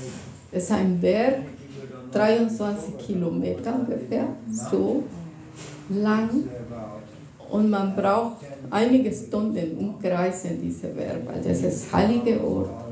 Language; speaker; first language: German; non-native, fluent; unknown